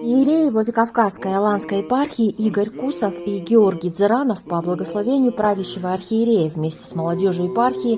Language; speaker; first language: Russian; native; Russian